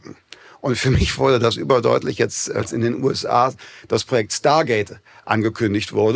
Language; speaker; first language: German; native; German